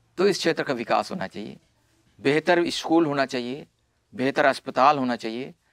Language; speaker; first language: Hindi; non-native, local second language; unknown